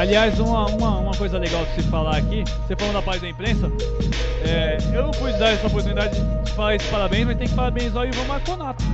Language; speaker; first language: Portuguese; native; Portuguese